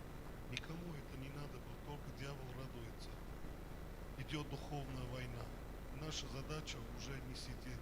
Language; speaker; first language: Russian; non-native, fluent; Armenian